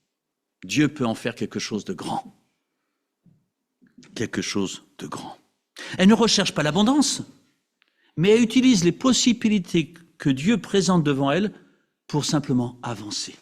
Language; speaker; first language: French; native; French